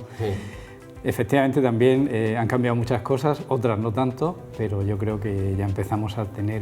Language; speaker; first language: Spanish; native; Spanish